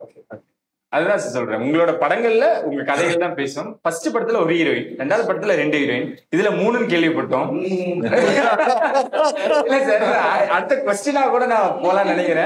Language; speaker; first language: Tamil; native; Tamil